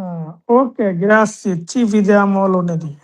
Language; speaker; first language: Italian; non-native, learner; Bangla